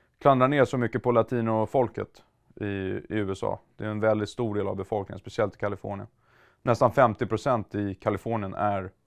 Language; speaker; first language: Swedish; native; Swedish